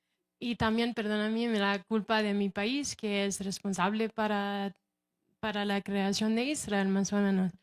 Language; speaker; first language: Spanish; non-native, fluent; English